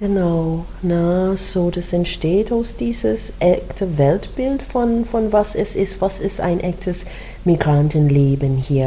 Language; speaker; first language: German; non-native, learner; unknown